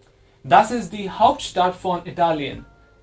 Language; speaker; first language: German; non-native, fluent; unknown